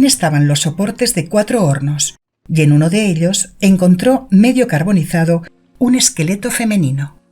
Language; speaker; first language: Spanish; native; Spanish